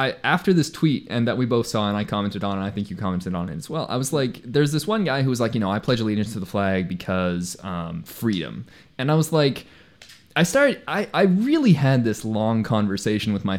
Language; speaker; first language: English; non-native, local second language; Spanish